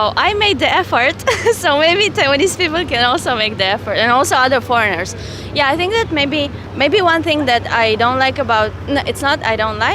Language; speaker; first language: English; non-native, fluent; Hebrew